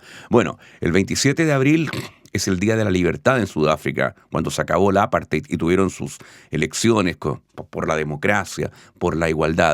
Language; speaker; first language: Spanish; native; Spanish